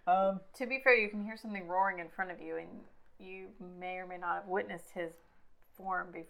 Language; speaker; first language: English; native; English